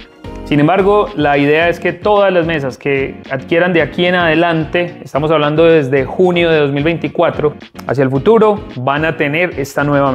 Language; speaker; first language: Spanish; native; Spanish